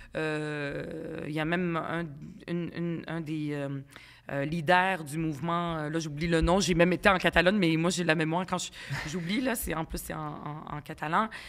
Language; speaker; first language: French; early bilingual, other home language; Arabic